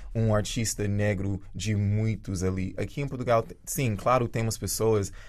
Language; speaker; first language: Portuguese; early bilingual, other home language; Jamaican Creole English